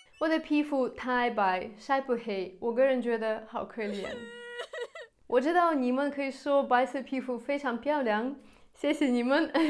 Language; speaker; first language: Chinese; non-native, fluent; Russian